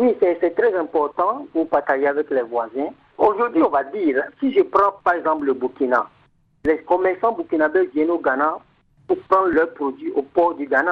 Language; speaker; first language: French; non-native, fluent; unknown